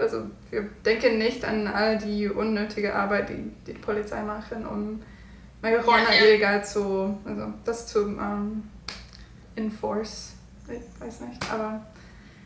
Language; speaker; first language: German; non-native, learner; English